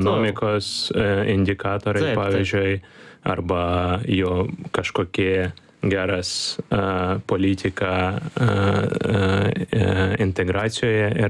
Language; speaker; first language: Lithuanian; non-native, learner; Ukrainian